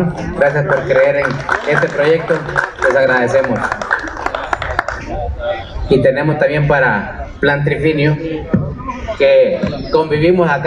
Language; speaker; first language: Spanish; native; Spanish